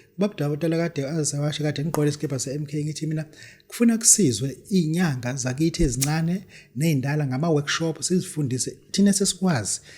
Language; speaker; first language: Zulu; native; Zulu